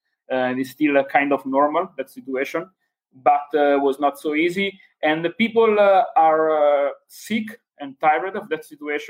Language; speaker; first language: English; non-native, fluent; Italian